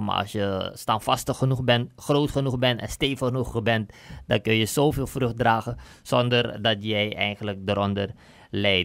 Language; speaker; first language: Dutch; native; Dutch